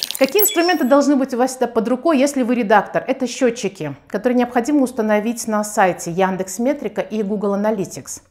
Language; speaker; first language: Russian; non-native, local second language; Tajik